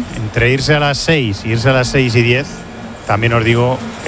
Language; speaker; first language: Spanish; native; Spanish